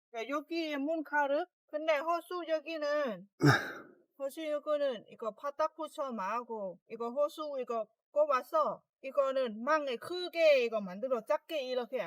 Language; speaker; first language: Korean; non-native, learner; Lao